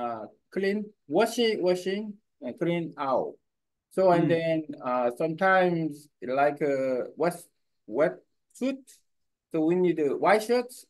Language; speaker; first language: English; non-native, learner; Korean